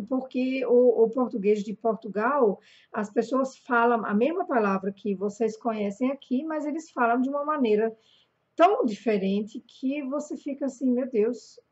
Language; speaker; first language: Portuguese; non-native, fluent; German